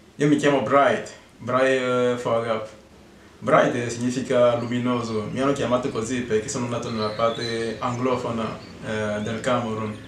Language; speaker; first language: Italian; non-native, fluent; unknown